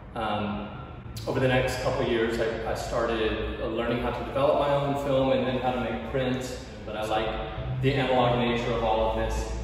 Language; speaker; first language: English; native; English